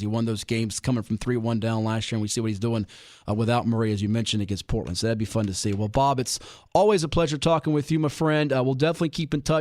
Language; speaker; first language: English; native; English